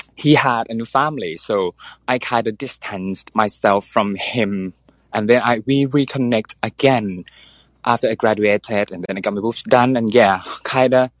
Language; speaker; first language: English; non-native, fluent; Thai